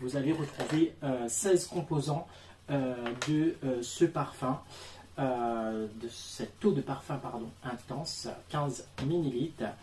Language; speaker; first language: French; native; French